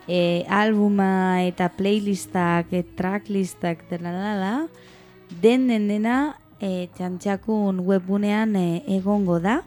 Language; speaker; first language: Basque; non-native, local second language; Spanish